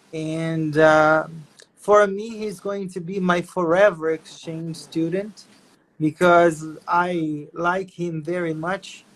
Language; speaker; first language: English; non-native, fluent; Portuguese